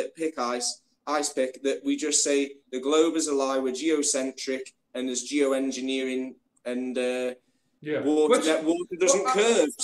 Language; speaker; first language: English; native; English